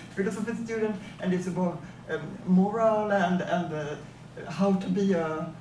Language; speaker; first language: English; non-native, fluent; Swedish